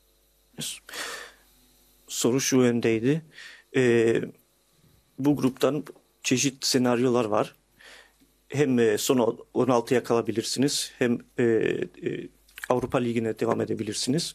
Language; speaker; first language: Turkish; early bilingual, heritage; Turkish